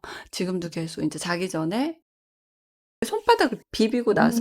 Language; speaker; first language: Korean; native; Korean